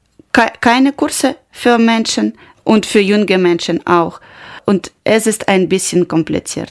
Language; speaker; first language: German; non-native, learner; Ukrainian